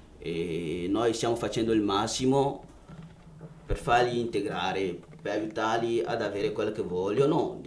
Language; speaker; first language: Italian; non-native, fluent; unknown